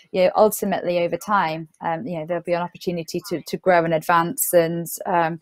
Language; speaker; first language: English; native; English